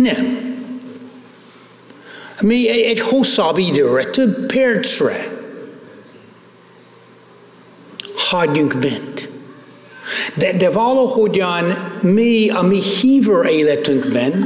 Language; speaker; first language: Hungarian; non-native, fluent; English